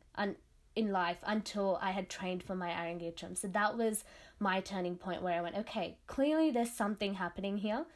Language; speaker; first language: English; non-native, local second language; Tamil